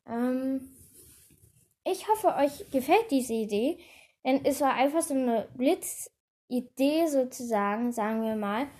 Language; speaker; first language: German; native; German